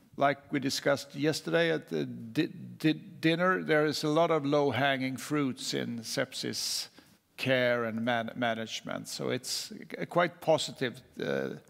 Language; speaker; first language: English; non-native, fluent; Swedish